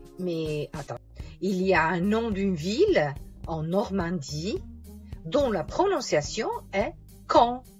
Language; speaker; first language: French; non-native, fluent; Italian